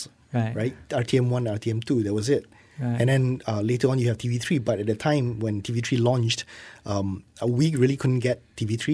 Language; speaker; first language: English; non-native, local second language; Malay